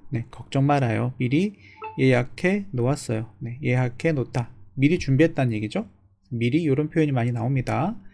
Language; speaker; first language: Korean; native; Korean